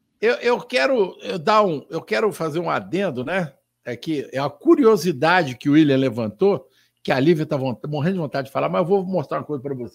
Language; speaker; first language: Portuguese; native; Portuguese